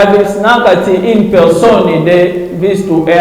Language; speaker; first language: Swedish; non-native, learner; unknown